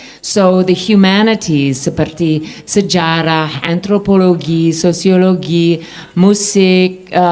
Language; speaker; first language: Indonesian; non-native, fluent; English